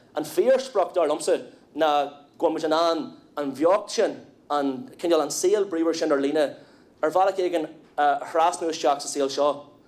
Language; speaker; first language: Irish; non-native, local second language; English